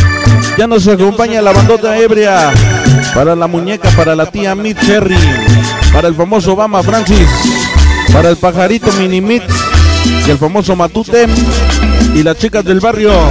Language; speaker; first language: Spanish; native; Spanish